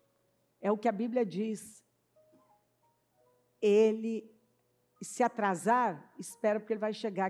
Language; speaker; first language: Portuguese; native; Portuguese